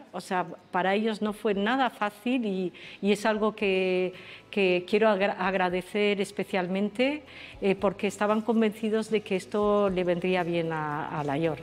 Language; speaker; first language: Spanish; non-native, fluent; French